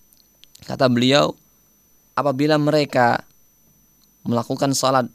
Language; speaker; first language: Indonesian; native; Indonesian